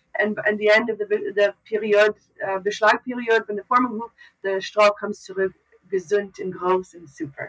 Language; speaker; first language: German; non-native, learner; English